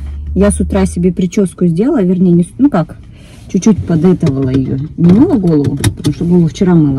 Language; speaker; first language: Russian; native; Russian